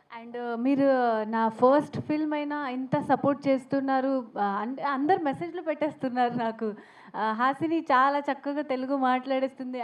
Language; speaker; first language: Telugu; non-native, fluent; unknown